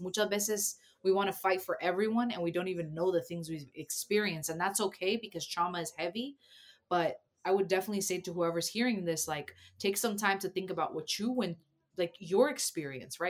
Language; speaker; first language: English; early bilingual, other home language; Spanish